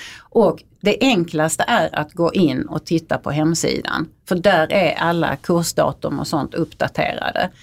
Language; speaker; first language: Swedish; native; Swedish